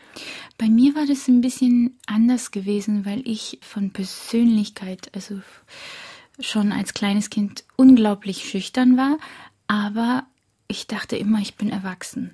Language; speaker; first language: German; early bilingual, other home language; Korean